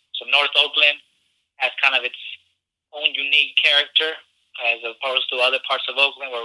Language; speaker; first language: English; early bilingual, other home language; Spanish